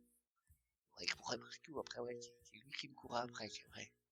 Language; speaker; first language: French; native; French